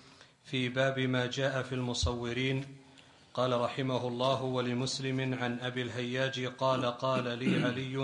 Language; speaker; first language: Arabic; native; Arabic